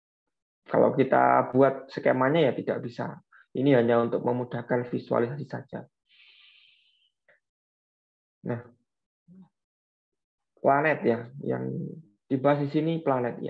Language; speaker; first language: Indonesian; native; Indonesian